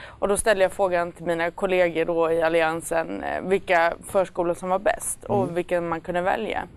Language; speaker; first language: Swedish; native; Swedish